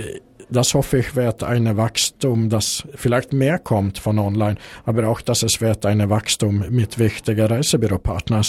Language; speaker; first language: German; non-native, fluent; Swedish